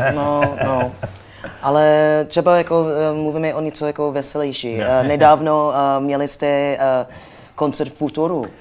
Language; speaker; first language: Czech; non-native, learner; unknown